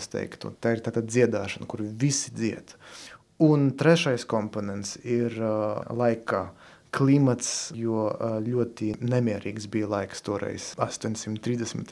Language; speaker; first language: Latvian; non-native, local second language; Russian